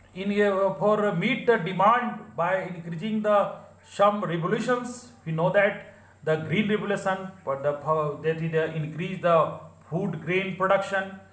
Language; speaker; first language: English; non-native, local second language; Hindi